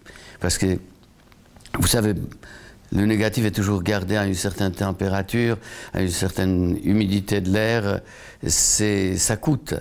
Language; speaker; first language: French; non-native, fluent; Polish